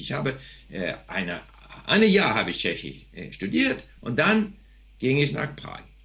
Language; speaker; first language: German; non-native, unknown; English